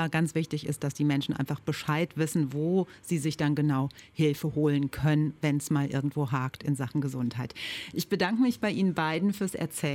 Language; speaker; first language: German; native; German